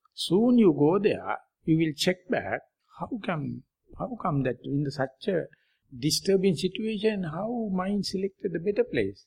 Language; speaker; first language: English; non-native, local second language; Sinhala